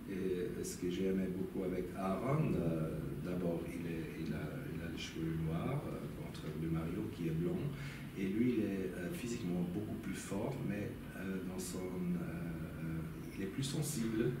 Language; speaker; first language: French; non-native, local second language; German